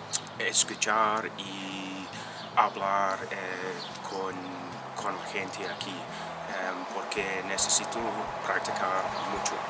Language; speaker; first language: Spanish; non-native, learner; English